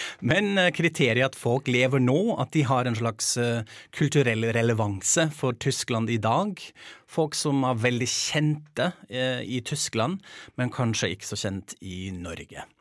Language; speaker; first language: Norwegian; non-native, fluent; German